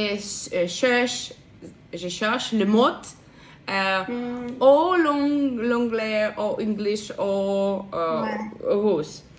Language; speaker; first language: French; non-native, learner; Russian